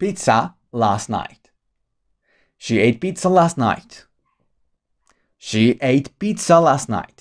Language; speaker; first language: English; non-native, fluent; Spanish